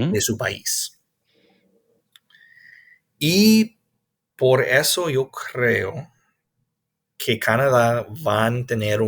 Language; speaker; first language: Spanish; non-native, fluent; English